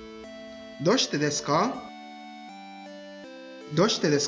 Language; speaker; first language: Japanese; non-native, fluent; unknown